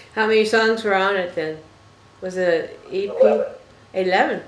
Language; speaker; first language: English; native; English